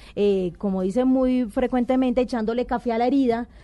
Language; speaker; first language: Spanish; native; Spanish